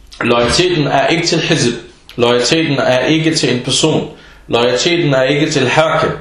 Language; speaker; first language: Danish; early bilingual, other home language; Arabic